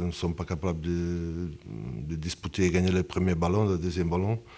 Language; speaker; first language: French; non-native, fluent; Portuguese